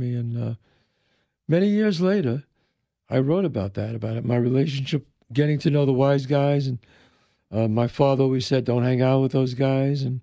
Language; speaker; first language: English; native; English